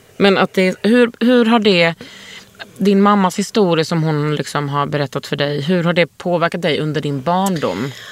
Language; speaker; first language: Swedish; native; Swedish